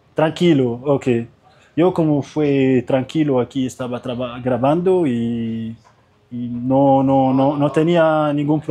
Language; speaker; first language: Spanish; non-native, learner; Arabic